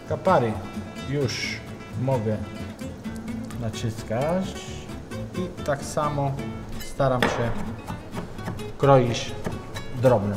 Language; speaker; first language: Polish; non-native, learner; Italian